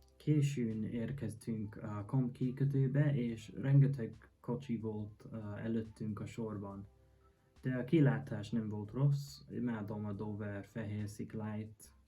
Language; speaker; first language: Hungarian; non-native, learner; English